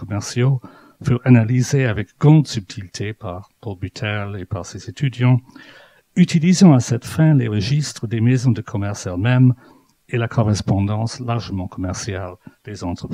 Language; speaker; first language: French; non-native, fluent; English